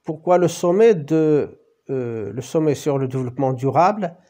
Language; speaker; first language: French; non-native, local second language; Arabic